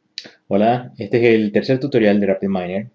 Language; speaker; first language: Spanish; native; Spanish